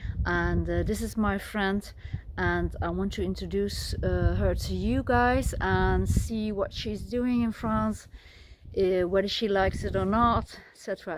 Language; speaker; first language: English; non-native, fluent; Dutch